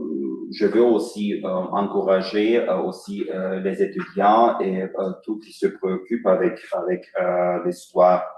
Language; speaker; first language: French; non-native, fluent; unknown